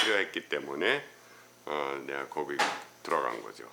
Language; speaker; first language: Korean; non-native, fluent; German